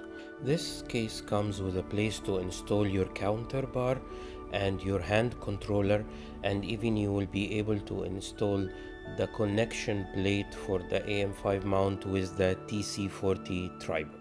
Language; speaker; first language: English; non-native, fluent; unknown